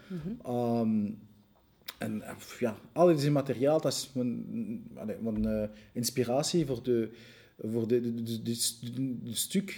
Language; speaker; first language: Dutch; non-native, local second language; French